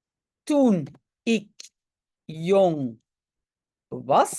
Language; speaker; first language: Dutch; non-native, local second language; French